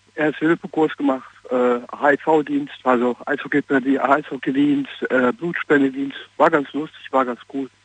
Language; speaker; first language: German; native; German